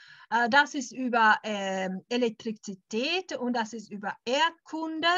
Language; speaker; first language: German; early bilingual, heritage; German